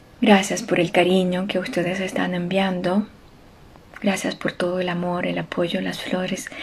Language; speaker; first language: Spanish; non-native, fluent; Ukrainian